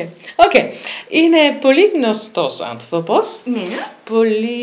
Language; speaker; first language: Greek; non-native, learner; German